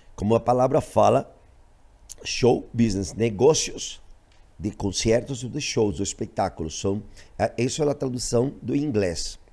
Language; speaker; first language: Portuguese; non-native, fluent; Spanish